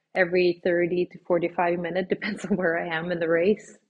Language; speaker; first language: English; non-native, fluent; Swedish